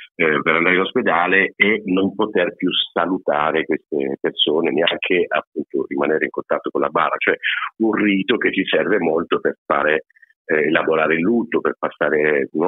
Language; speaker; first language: Italian; native; Italian